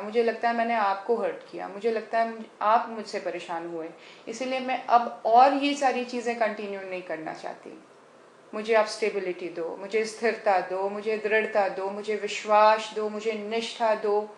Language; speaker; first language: Hindi; native; Hindi